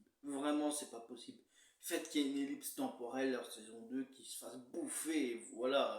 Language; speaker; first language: French; native; French